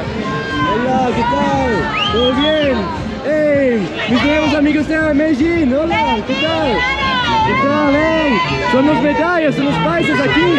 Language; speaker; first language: Spanish; non-native, learner; Swiss German